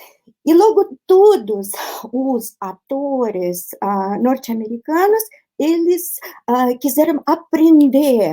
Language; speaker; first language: Portuguese; non-native, fluent; Russian